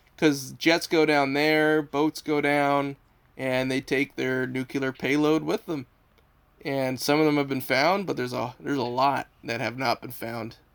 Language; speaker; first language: English; native; English